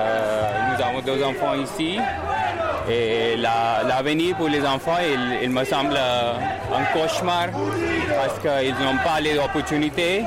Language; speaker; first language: French; non-native, fluent; English